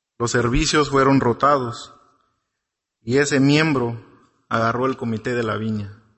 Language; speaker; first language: Spanish; native; Spanish